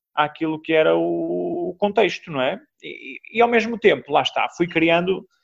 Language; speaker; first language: Portuguese; native; Portuguese